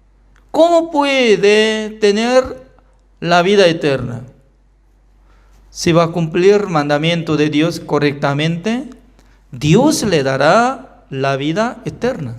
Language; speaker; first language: Spanish; non-native, fluent; Korean